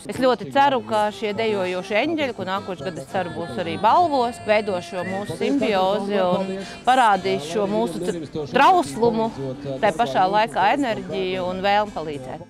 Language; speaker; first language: Latvian; native; Latvian